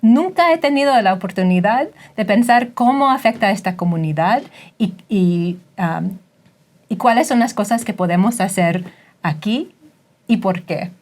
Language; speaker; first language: Spanish; non-native, fluent; English